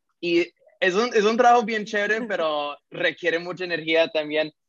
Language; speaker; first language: Spanish; early bilingual, heritage; Spanish